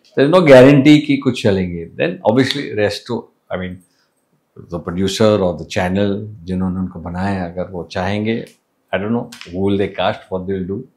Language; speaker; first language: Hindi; non-native, local second language; English